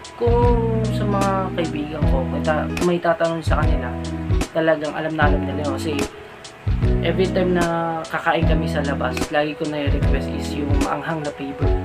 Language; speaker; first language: Filipino; non-native, local second language; Cebuano